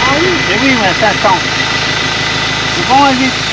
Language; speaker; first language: French; native; French